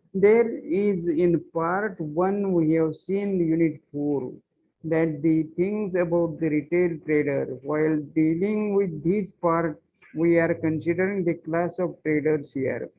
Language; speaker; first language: English; non-native, local second language; Marathi